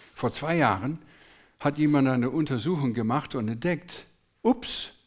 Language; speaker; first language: German; non-native, fluent; English